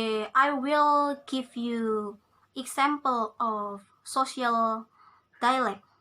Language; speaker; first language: English; non-native, learner; Indonesian